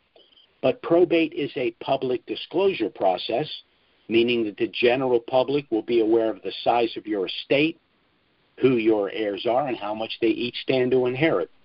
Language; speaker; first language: English; native; English